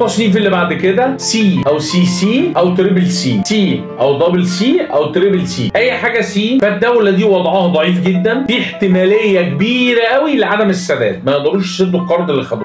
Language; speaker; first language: Arabic; native; Arabic